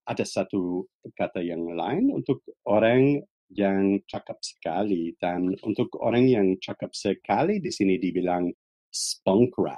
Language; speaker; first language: Indonesian; non-native, fluent; English